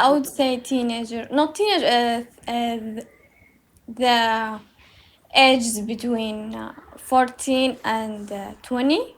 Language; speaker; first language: English; non-native, learner; Uzbek